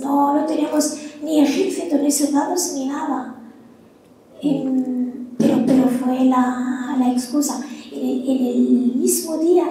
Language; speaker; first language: Spanish; non-native, fluent; Arabic